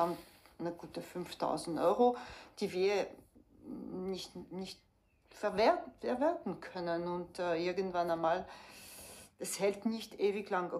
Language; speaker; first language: German; non-native, fluent; French